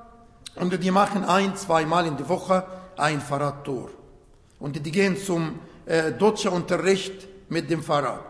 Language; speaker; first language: German; non-native, fluent; Arabic